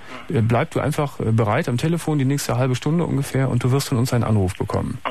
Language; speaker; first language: German; native; German